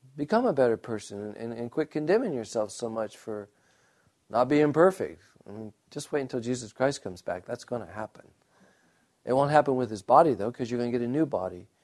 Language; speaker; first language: English; native; English